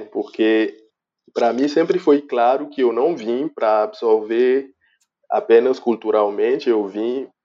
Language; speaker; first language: Portuguese; non-native, fluent; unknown